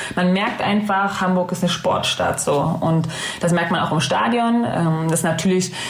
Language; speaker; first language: German; native; German